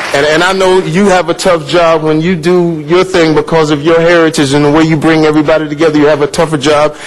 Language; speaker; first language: English; native; English